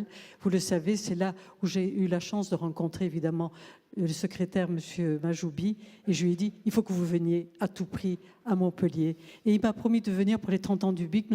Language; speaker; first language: French; native; French